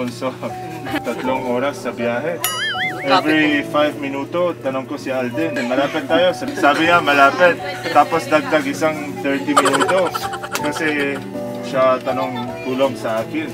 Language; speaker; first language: Filipino; non-native, learner; Arabic